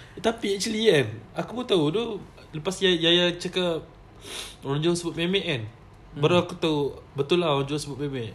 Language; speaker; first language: Malay; native; Malay